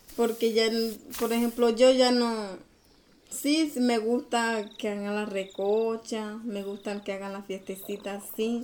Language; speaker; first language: Spanish; non-native, local second language; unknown